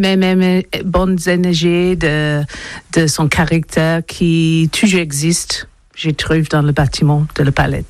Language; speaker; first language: French; non-native, learner; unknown